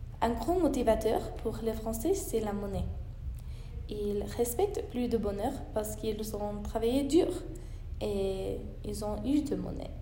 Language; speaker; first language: French; non-native, learner; English